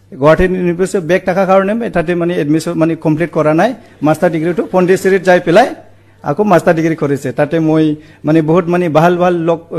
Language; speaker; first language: Assamese; non-native, local second language; Bodo